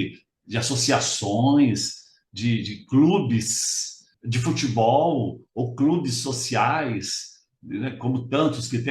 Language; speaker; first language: Portuguese; native; Portuguese